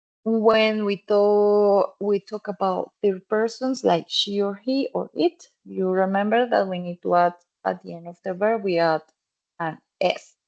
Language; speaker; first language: English; non-native, fluent; Spanish